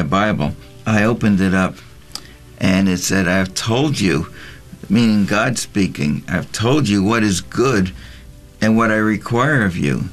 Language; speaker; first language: English; non-native, local second language; Yiddish